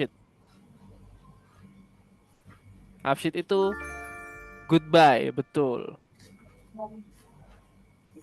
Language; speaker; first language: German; non-native, learner; Indonesian